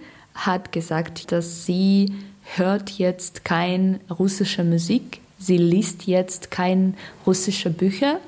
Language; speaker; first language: German; non-native, learner; Russian